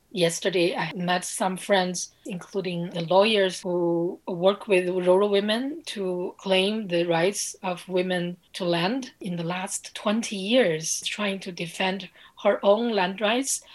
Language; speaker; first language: English; non-native, fluent; Chinese